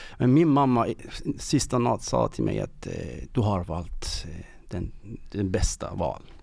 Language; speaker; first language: Swedish; non-native, learner; Persian